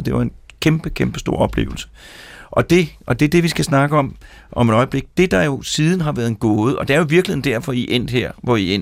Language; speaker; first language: Danish; native; Danish